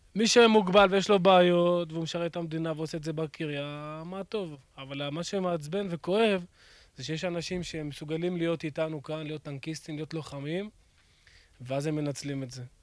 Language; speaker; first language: Hebrew; native; Hebrew